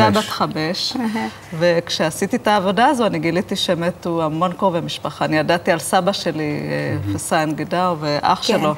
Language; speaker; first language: Hebrew; early bilingual, other home language; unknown